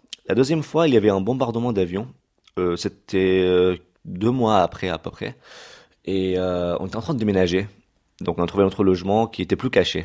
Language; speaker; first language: French; non-native, fluent; Arabic